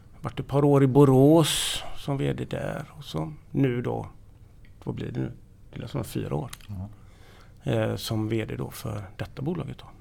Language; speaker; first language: Swedish; native; Swedish